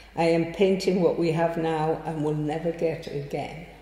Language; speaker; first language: English; native; English